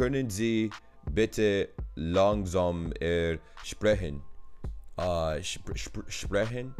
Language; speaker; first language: German; non-native, learner; English